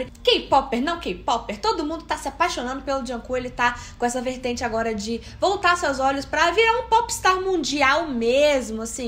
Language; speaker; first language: Portuguese; native; Portuguese